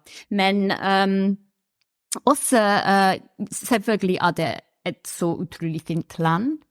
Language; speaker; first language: Norwegian; non-native, fluent; English